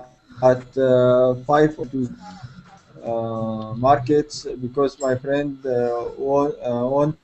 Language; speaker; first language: English; non-native, learner; Arabic